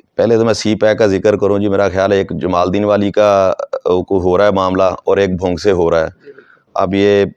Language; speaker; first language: Urdu; non-native, local second language; Saraiki